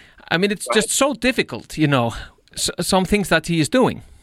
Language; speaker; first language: English; non-native, fluent; Icelandic